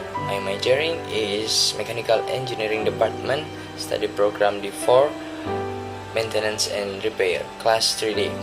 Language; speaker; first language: English; non-native, learner; Indonesian